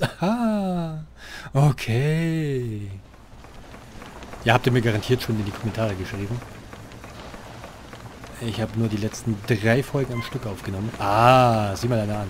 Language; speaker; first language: German; native; German